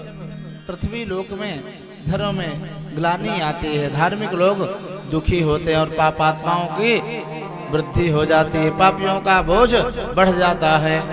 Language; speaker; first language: Hindi; native; Hindi